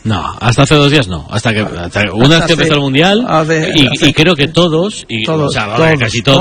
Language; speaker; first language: Spanish; native; Spanish